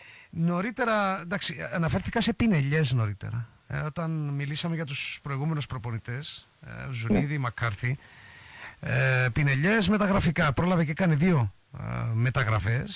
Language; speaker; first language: Greek; native; Greek